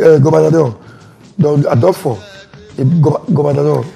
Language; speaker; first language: Spanish; non-native, learner; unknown